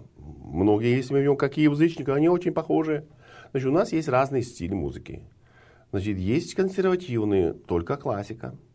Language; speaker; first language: Russian; non-native, local second language; Ukrainian